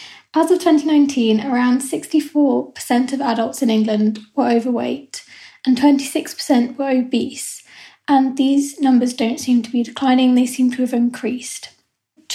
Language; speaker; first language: English; native; English